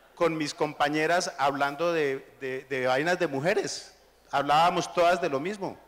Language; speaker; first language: Spanish; native; Spanish